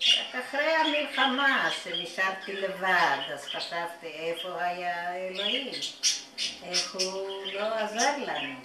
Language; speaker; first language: Hebrew; non-native, fluent; Yiddish